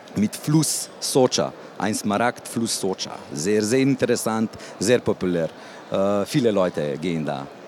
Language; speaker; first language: German; non-native, learner; Slovenian